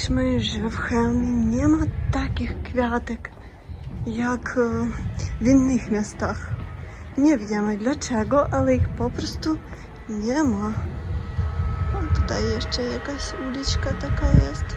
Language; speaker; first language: Polish; non-native, learner; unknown